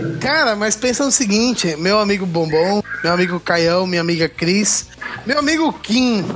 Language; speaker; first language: Portuguese; native; Portuguese